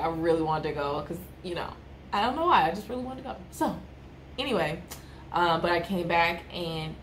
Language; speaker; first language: English; native; English